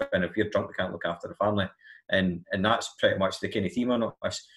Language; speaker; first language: English; native; English